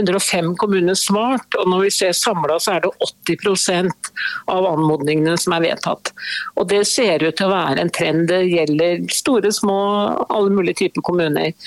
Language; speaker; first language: Norwegian; native; Norwegian